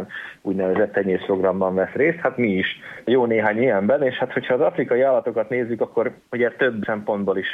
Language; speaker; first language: Hungarian; native; Hungarian